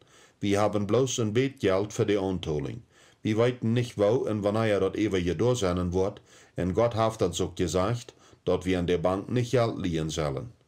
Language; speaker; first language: German; early bilingual, heritage; Plautdietsch